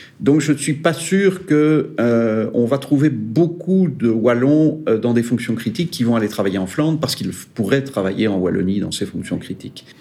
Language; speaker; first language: French; native; French